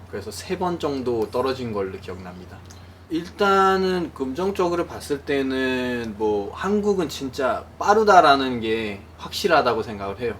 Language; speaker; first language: Korean; non-native, fluent; Nepali